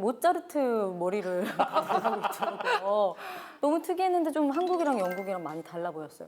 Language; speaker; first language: Korean; native; Korean